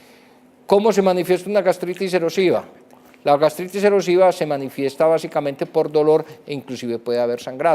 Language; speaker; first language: Spanish; native; Spanish